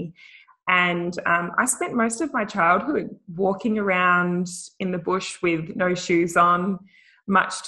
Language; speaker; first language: English; native; English